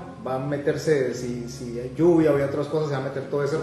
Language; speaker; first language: Spanish; native; Spanish